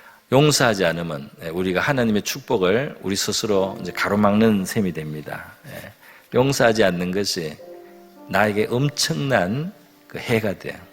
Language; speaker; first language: Korean; native; Korean